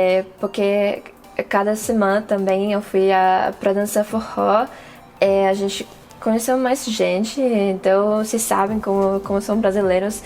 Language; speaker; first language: Portuguese; non-native, fluent; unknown